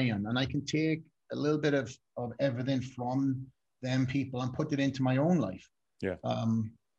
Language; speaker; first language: English; native; English